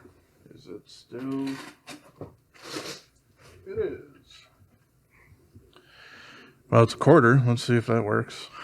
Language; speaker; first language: English; native; English